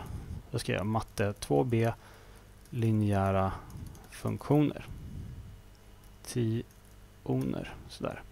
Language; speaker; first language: Swedish; native; Swedish